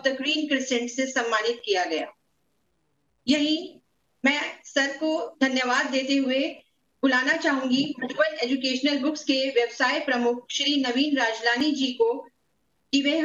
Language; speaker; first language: Hindi; native; Hindi